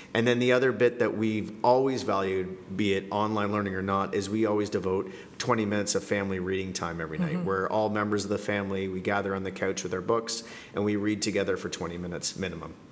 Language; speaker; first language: English; native; English